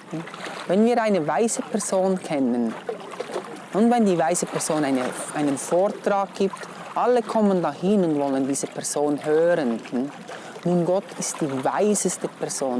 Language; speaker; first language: German; non-native, fluent; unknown